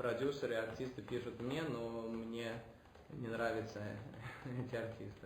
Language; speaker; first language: Russian; early bilingual, heritage; Russian